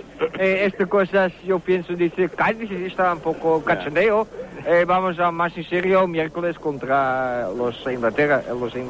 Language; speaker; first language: Spanish; non-native, learner; Dutch